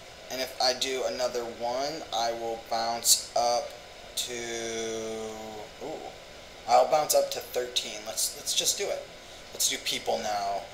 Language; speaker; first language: English; native; English